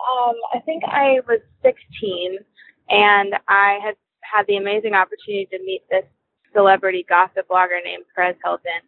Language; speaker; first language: English; native; English